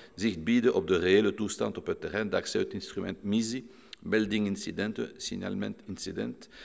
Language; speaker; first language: Dutch; non-native, local second language; French